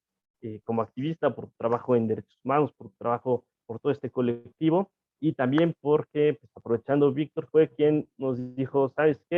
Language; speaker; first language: Spanish; native; Spanish